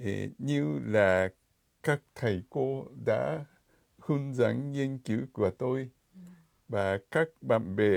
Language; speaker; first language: Vietnamese; non-native, fluent; Japanese